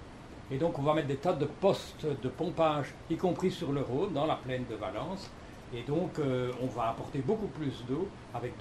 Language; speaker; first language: French; native; French